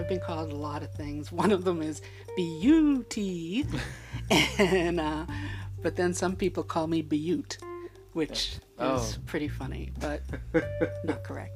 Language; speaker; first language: English; native; English